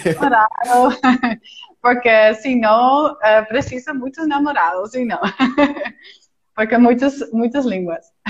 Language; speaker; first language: Portuguese; non-native, fluent; Dutch